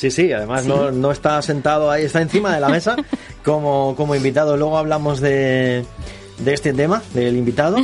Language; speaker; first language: Spanish; native; Spanish